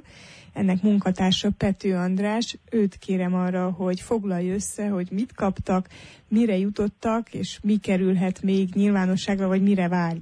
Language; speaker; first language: Hungarian; native; Hungarian